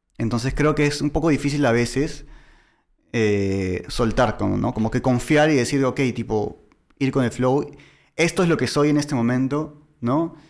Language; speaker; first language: Spanish; native; Spanish